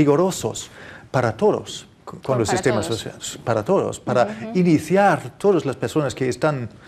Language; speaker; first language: Spanish; non-native, fluent; German